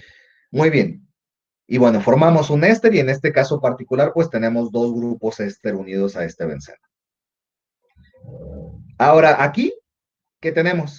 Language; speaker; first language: Spanish; native; Spanish